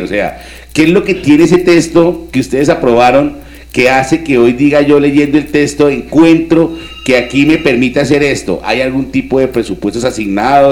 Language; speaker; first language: Spanish; native; Spanish